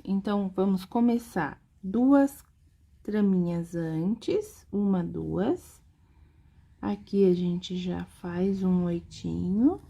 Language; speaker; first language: Portuguese; native; Portuguese